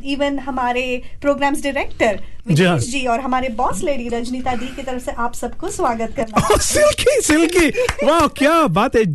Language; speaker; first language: Hindi; non-native, local second language; Malayalam